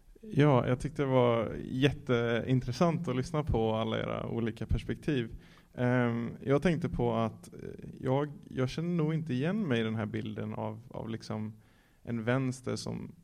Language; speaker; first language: Swedish; native; Swedish